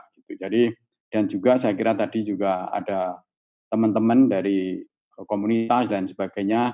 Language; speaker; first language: Indonesian; native; Indonesian